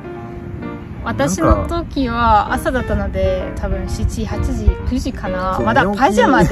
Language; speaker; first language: Japanese; non-native, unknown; Russian